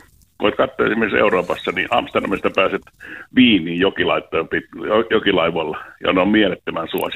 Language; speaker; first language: Finnish; native; Finnish